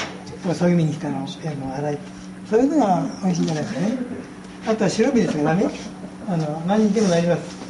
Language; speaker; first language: Japanese; native; Japanese